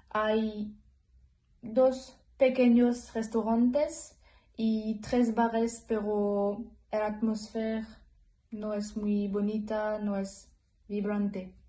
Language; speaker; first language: Spanish; non-native, learner; French